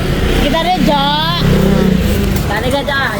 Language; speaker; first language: Korean; non-native, learner; Filipino